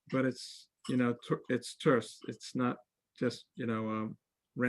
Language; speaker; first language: English; native; English